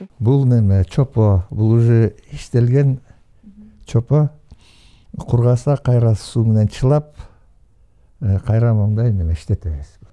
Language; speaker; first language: Kyrgyz; non-native, local second language; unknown